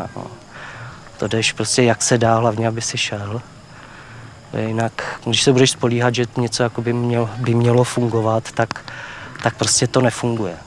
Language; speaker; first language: Czech; native; Czech